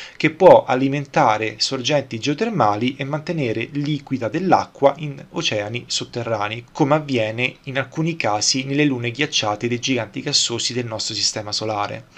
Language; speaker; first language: Italian; native; Italian